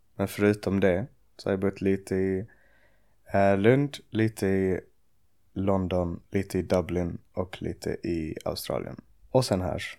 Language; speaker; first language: Swedish; native; Swedish